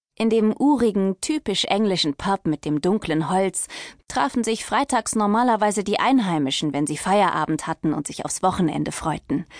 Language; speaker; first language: German; native; German